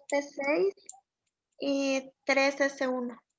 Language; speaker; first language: Spanish; native; Spanish